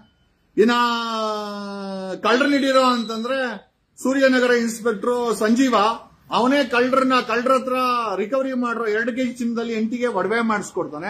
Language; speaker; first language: Kannada; native; Kannada